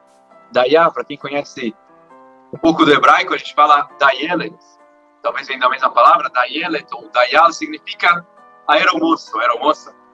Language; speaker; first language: Portuguese; native; Portuguese